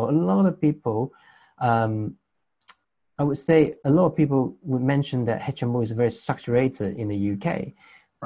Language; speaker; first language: English; non-native, local second language; Chinese